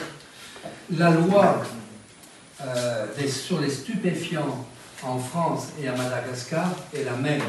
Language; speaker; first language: French; native; French